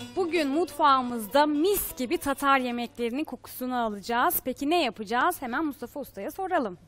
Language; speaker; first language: Turkish; native; Turkish